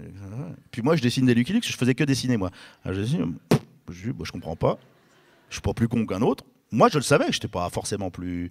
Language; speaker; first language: French; native; French